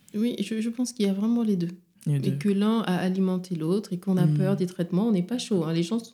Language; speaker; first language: French; non-native, local second language; Wolof